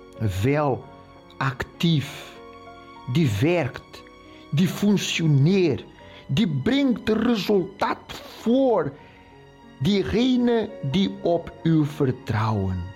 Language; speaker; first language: Dutch; non-native, local second language; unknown